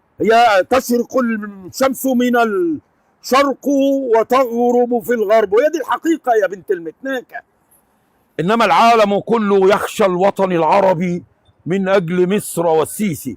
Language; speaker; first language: Arabic; native; Arabic